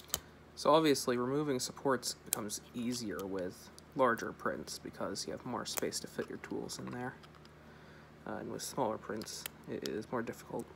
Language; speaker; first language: English; native; English